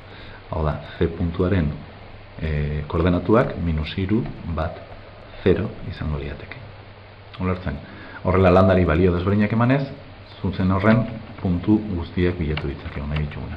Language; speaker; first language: Basque; native; Basque